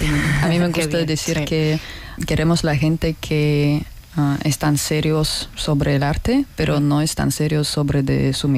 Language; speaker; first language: Spanish; non-native, learner; Russian